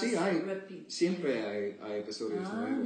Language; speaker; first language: Spanish; non-native, learner; English